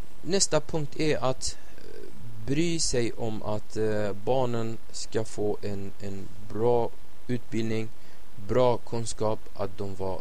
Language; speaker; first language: Swedish; non-native, fluent; Arabic